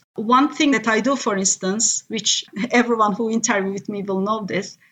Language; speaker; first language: English; non-native, fluent; Turkish